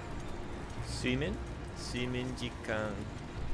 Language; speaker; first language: Japanese; non-native, learner; English